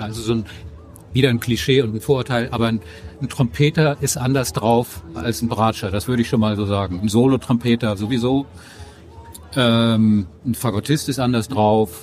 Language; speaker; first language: German; native; German